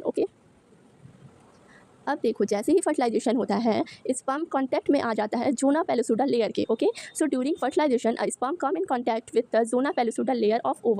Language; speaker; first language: Hindi; native; Hindi